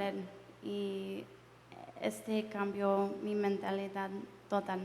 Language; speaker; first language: Spanish; non-native, learner; English